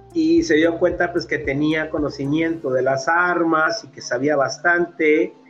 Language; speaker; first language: Spanish; native; Spanish